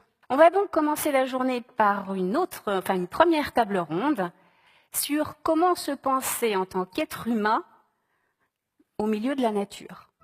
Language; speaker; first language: French; native; French